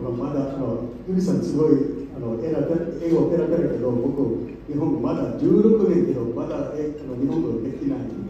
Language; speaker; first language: Japanese; non-native, learner; English